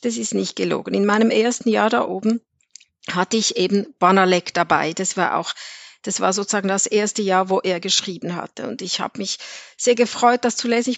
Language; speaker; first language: German; native; German